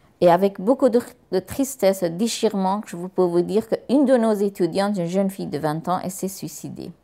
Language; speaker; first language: French; non-native, fluent; Persian